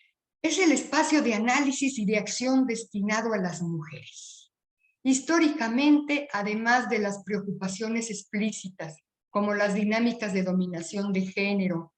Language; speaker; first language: Spanish; native; Spanish